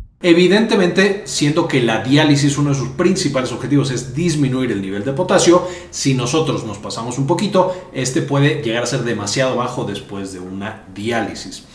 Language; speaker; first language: Spanish; native; Spanish